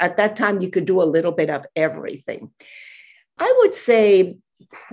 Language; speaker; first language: English; non-native, fluent; Spanish